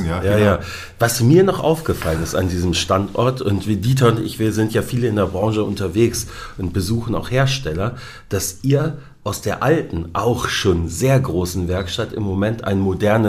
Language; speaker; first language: German; native; German